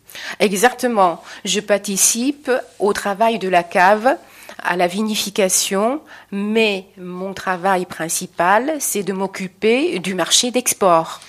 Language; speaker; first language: French; non-native, fluent; Chinese